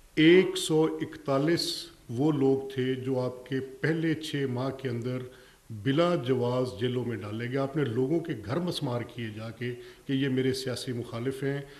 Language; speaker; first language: Urdu; non-native, local second language; Punjabi